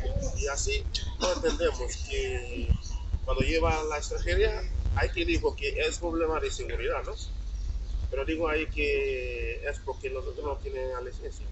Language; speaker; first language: Spanish; non-native, learner; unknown